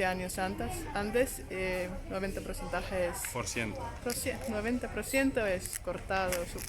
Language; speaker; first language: Spanish; non-native, learner; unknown